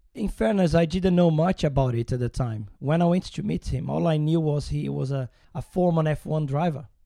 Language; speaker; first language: English; non-native, learner; Portuguese